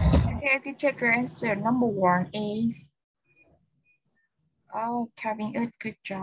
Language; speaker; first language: English; non-native, fluent; Vietnamese